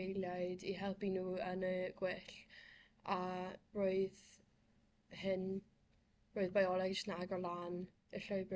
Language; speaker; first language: Welsh; non-native, local second language; English